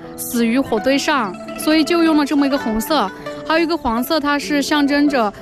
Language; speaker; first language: Chinese; non-native, local second language; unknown